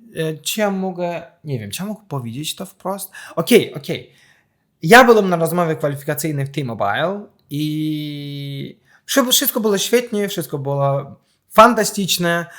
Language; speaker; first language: Polish; non-native, fluent; Azerbaijani